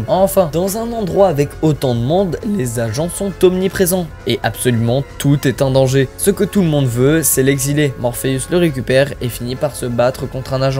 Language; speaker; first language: French; native; French